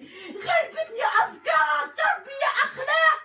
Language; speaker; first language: Arabic; native; Arabic